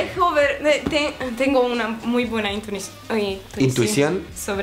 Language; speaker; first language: Spanish; non-native, fluent; Romanian